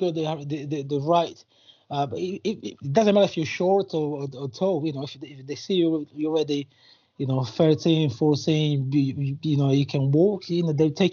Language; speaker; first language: English; non-native, fluent; Portuguese